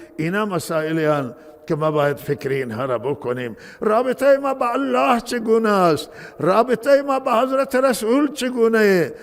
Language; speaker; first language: Persian; non-native, local second language; Baluchi